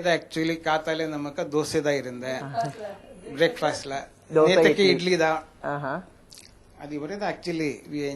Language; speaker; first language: Tamil; non-native, fluent; Marathi